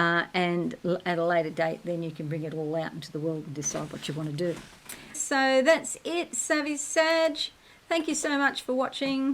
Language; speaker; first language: English; native; English